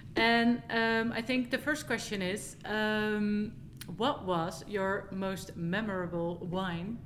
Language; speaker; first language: English; non-native, fluent; Dutch